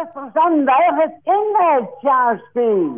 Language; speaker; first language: German; non-native, local second language; Italian